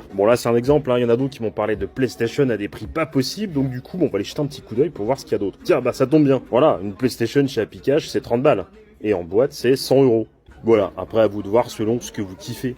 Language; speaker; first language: French; native; French